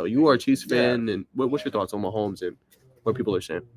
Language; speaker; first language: English; native; English